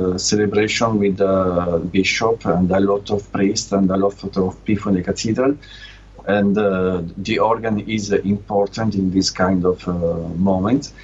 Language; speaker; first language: English; non-native, learner; Italian